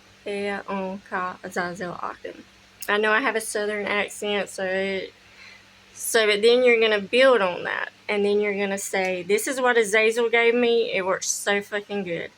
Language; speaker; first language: English; native; English